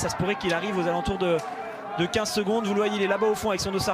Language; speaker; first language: French; native; French